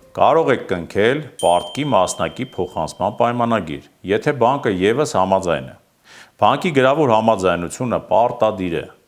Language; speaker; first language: Armenian; native; Armenian